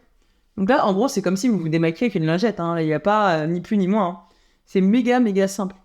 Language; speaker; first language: French; native; French